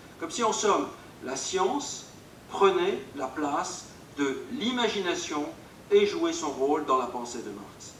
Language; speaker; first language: French; native; French